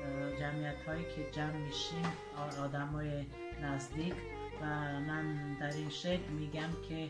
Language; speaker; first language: Persian; non-native, local second language; Armenian